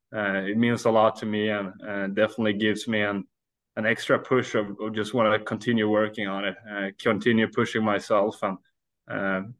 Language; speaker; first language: English; non-native, fluent; Swedish